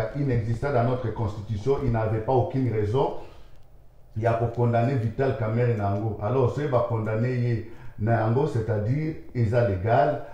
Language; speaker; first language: French; non-native, local second language; Lingala